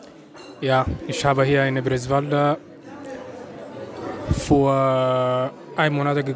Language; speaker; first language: German; non-native, learner; Arabic